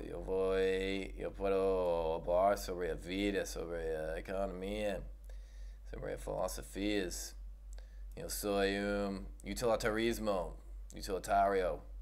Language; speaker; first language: Spanish; non-native, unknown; English